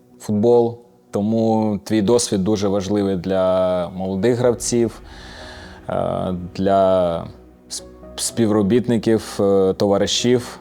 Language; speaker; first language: Ukrainian; native; Ukrainian